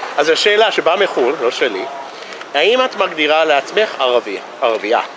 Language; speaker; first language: Hebrew; non-native, fluent; English